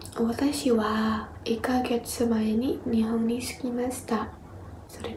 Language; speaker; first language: Japanese; non-native, learner; Indonesian